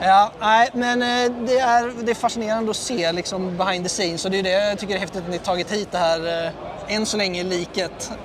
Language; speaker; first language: Swedish; native; Swedish